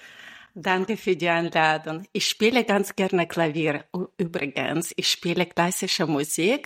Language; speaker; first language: German; non-native, fluent; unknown